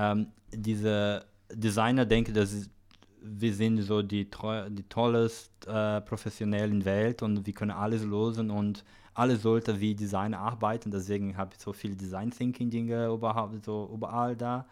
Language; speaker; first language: German; non-native, learner; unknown